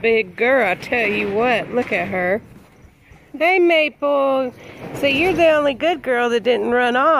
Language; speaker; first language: English; native; English